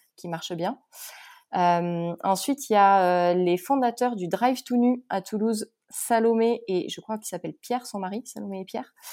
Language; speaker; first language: French; native; French